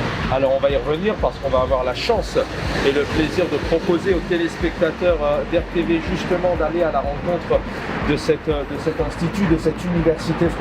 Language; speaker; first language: French; native; French